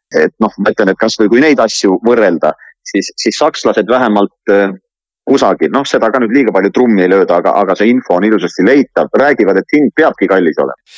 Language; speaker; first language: Estonian; native; Estonian